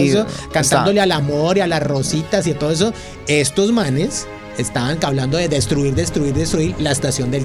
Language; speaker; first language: Spanish; native; Spanish